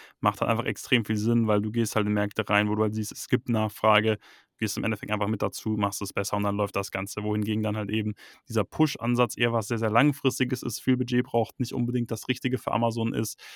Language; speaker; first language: German; native; German